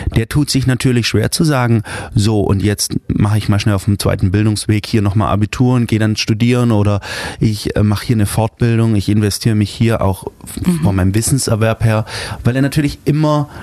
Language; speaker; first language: German; native; German